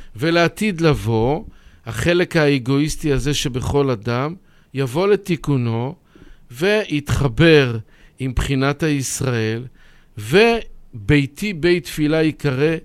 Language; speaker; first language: Hebrew; native; Hebrew